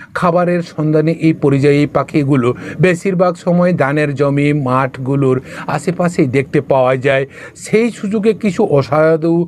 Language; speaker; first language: Bangla; non-native, local second language; Kok Borok